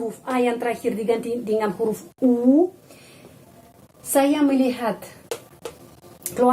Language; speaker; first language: Indonesian; non-native, fluent; Russian